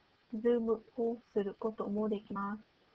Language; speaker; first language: Japanese; non-native, learner; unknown